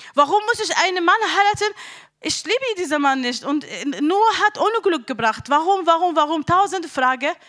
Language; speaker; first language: German; non-native, learner; Arabic